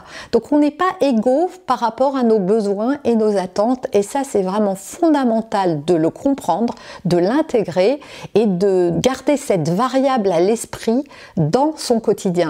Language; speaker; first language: French; native; French